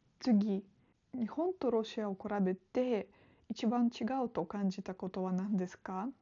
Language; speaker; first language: Japanese; non-native, fluent; Russian